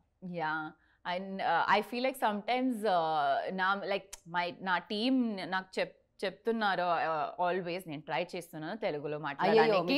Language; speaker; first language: Telugu; non-native, learner; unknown